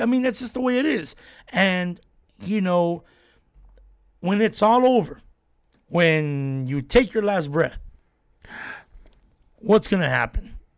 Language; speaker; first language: English; native; English